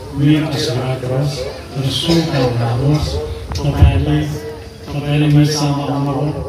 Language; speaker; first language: Nepali; non-native, local second language; Limbu